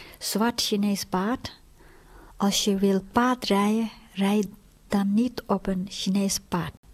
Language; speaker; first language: Dutch; non-native, fluent; Tibetan